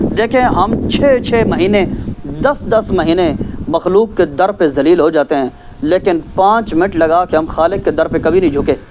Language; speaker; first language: Urdu; non-native, local second language; Punjabi